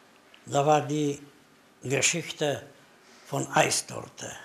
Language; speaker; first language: German; non-native, learner; Polish